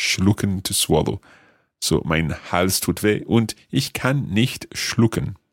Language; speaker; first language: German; non-native, learner; English